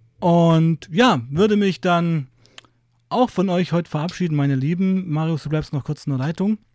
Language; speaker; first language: German; native; German